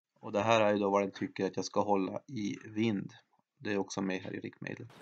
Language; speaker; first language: Swedish; native; Swedish